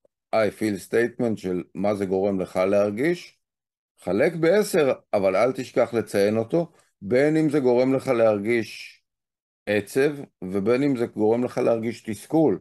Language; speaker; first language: Hebrew; native; Hebrew